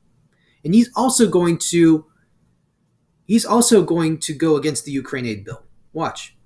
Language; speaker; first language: English; native; English